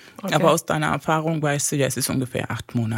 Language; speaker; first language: German; non-native, fluent; Spanish